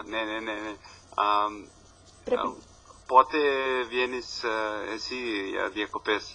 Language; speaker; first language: Greek; non-native, learner; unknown